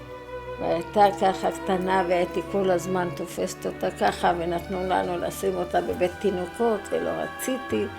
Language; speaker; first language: Hebrew; non-native, fluent; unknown